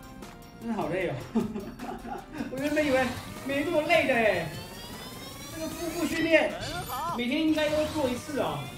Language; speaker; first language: Chinese; native; Chinese